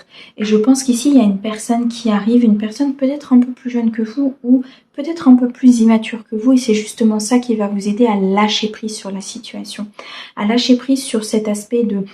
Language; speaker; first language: French; native; French